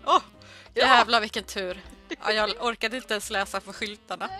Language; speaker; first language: Swedish; native; Swedish